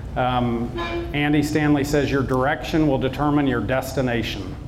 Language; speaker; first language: English; native; English